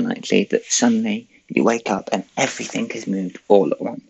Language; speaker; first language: English; native; English